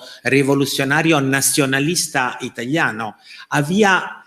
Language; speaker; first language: Spanish; non-native, fluent; Italian